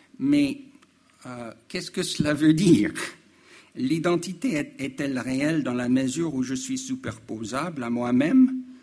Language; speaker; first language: French; non-native, fluent; English